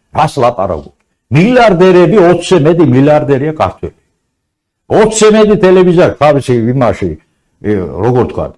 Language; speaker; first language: Georgian; non-native, local second language; Azerbaijani